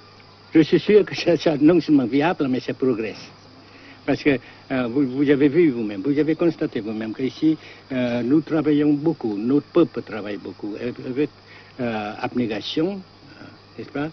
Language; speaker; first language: French; non-native, local second language; Vietnamese